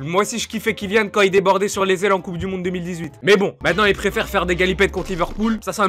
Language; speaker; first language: French; native; French